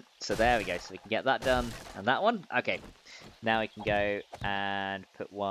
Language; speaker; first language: English; native; English